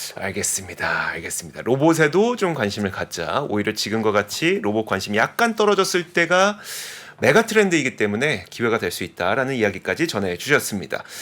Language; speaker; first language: Korean; native; Korean